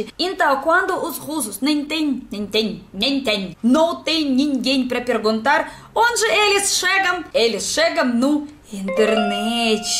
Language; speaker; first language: Portuguese; non-native, learner; Russian